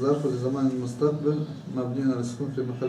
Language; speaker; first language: Arabic; non-native, learner; Chechen